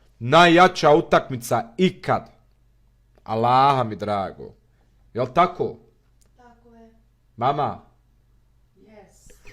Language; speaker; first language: Bosnian; native; Bosnian